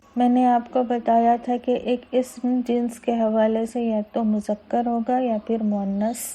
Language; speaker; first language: Urdu; native; Urdu